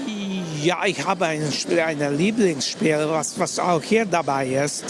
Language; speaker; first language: German; non-native, learner; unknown